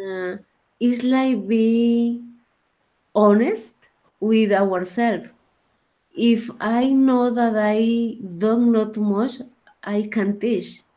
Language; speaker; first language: English; non-native, learner; Spanish